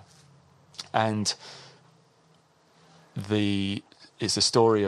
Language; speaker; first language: English; native; English